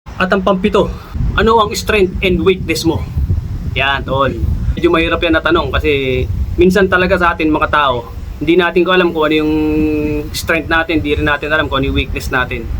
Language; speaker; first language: Filipino; native; Filipino